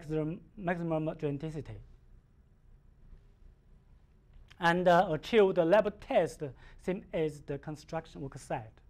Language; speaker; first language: English; non-native, learner; Chinese